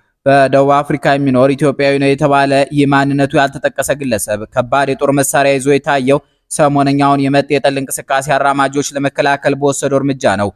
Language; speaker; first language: Amharic; native; Amharic